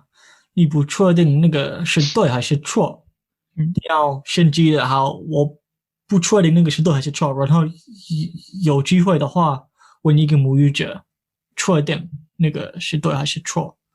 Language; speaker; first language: Chinese; non-native, fluent; English